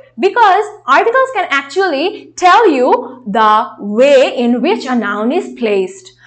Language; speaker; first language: English; non-native, local second language; Bangla